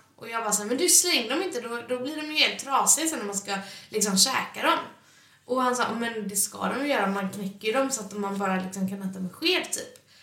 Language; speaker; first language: Swedish; native; Swedish